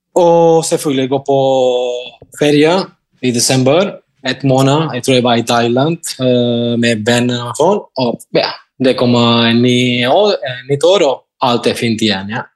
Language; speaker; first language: Norwegian; non-native, fluent; Spanish